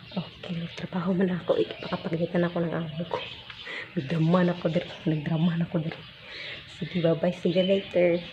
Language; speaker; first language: Filipino; non-native, local second language; Cebuano